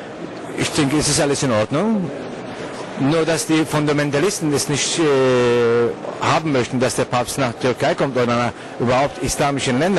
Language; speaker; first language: German; non-native, fluent; Turkish